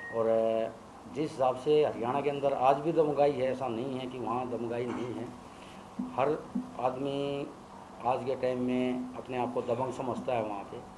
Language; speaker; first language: Hindi; native; Hindi